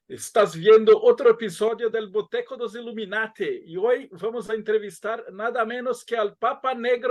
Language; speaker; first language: Spanish; non-native, fluent; Portuguese